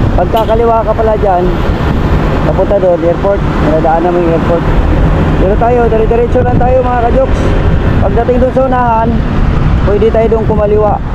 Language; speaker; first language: Filipino; non-native, local second language; Cebuano